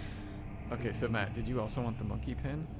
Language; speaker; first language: English; native; English